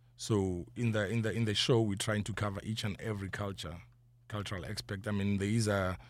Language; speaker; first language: English; non-native, local second language; Zulu